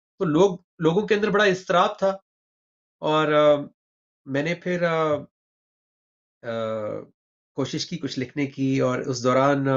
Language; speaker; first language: Urdu; native; Urdu